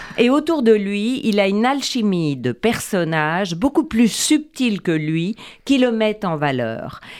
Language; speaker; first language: French; native; French